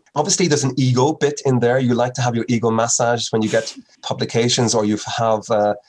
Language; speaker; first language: English; native; English